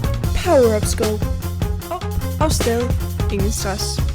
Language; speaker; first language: Danish; non-native, learner; Icelandic